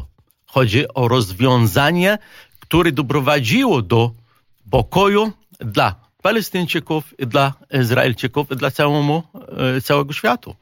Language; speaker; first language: Polish; non-native, fluent; Arabic